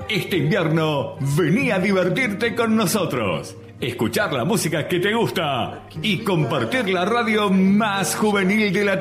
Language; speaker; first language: Spanish; native; Spanish